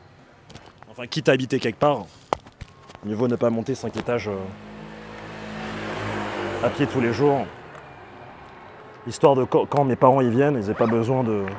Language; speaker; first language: French; native; French